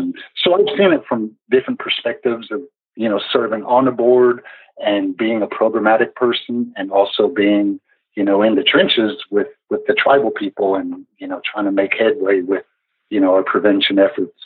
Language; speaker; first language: English; native; English